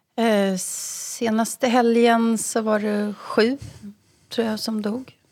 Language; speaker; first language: Swedish; native; Swedish